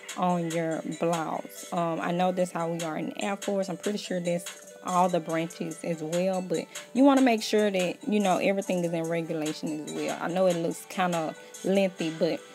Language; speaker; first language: English; native; English